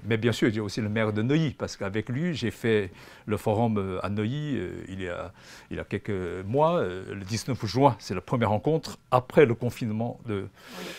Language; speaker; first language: French; non-native, fluent; Chinese